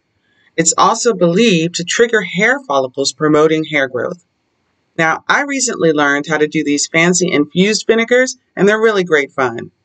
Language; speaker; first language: English; native; English